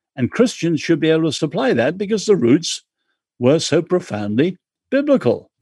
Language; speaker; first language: English; native; English